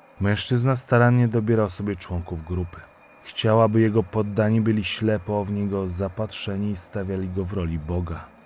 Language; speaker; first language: Polish; native; Polish